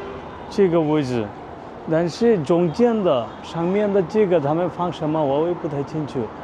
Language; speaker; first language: Chinese; non-native, fluent; Bangla